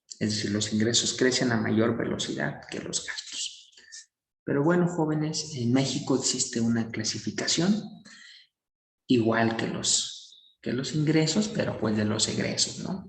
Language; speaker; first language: Spanish; native; Spanish